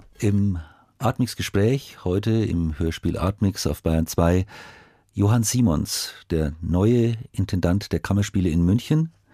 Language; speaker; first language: German; native; German